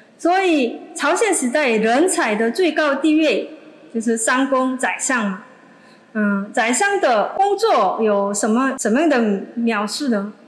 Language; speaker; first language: Chinese; non-native, fluent; Korean